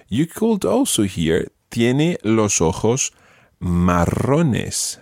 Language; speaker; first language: Spanish; non-native, fluent; English